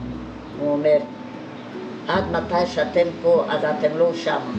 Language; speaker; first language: Hebrew; non-native, fluent; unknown